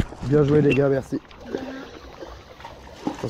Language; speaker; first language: French; native; French